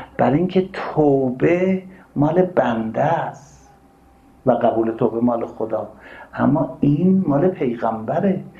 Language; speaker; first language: Persian; native; Persian